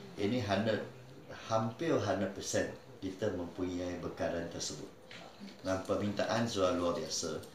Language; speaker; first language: Malay; non-native, local second language; Chinese